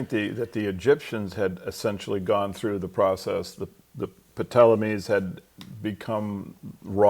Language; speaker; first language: English; native; English